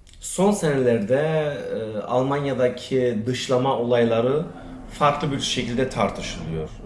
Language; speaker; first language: Turkish; early bilingual, other home language; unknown